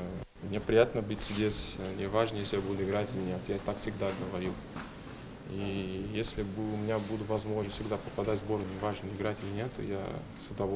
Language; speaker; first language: Russian; non-native, fluent; Portuguese